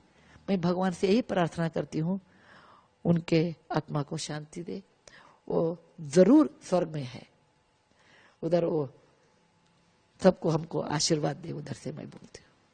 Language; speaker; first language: Hindi; non-native, local second language; Kannada